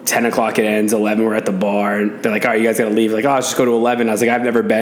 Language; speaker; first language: English; native; English